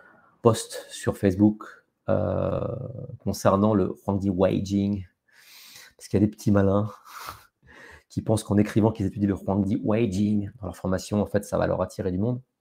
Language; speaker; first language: French; native; French